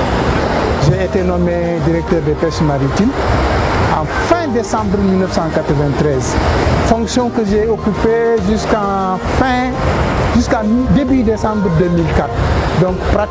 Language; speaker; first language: French; non-native, local second language; Wolof